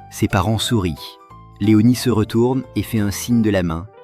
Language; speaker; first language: French; native; French